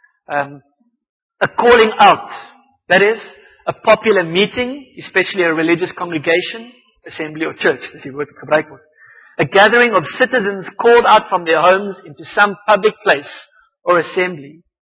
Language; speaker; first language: English; non-native, local second language; Afrikaans